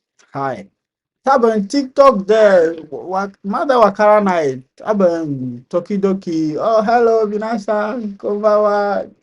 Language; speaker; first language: Japanese; non-native, learner; English